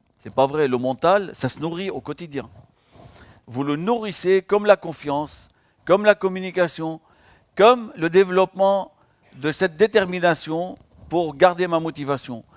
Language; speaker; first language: French; non-native, local second language; Arabic